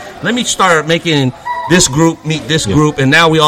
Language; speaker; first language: English; native; English